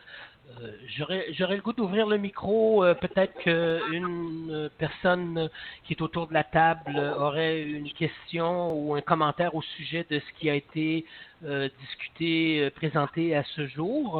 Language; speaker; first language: French; native; French